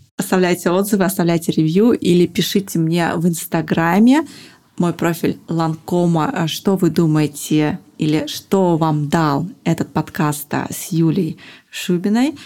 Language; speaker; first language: Russian; native; Russian